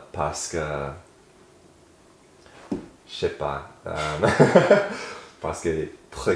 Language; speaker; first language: French; non-native, learner; English